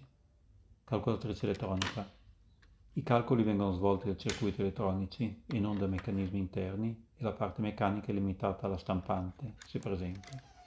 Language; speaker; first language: Italian; native; Italian